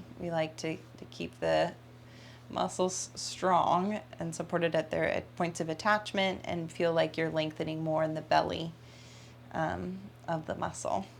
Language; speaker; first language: English; native; English